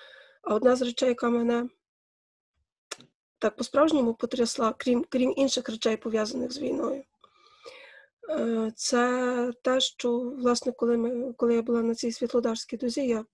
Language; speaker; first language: Ukrainian; native; Ukrainian